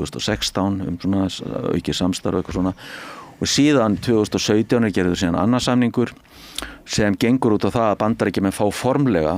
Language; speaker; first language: Icelandic; native; Icelandic